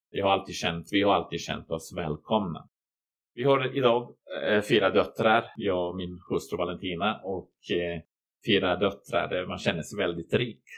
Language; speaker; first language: Swedish; non-native, fluent; Croatian